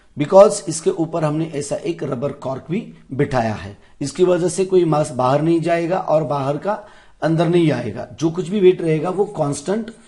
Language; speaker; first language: Hindi; non-native, local second language; Marathi